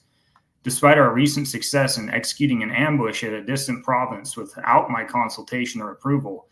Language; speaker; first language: English; native; English